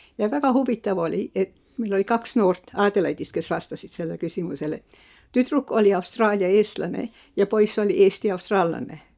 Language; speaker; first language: Estonian; early bilingual, heritage; Estonian